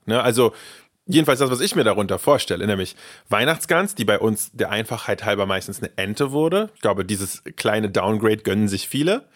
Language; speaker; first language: German; early bilingual, other home language; Russian